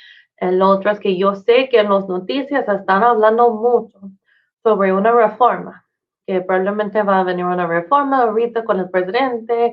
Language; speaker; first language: Spanish; non-native, fluent; English